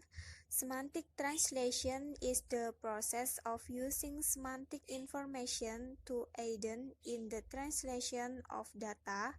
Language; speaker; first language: English; non-native, learner; Indonesian